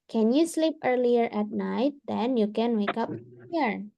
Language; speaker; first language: English; non-native, fluent; Indonesian